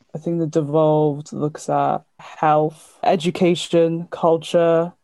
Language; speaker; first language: English; native; English